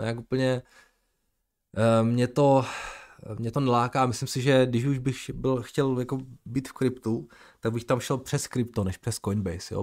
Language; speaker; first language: Czech; native; Czech